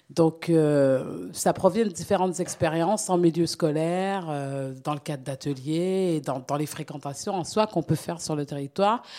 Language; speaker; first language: French; native; French